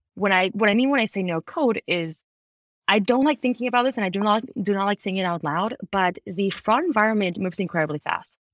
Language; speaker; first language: English; non-native, fluent; Spanish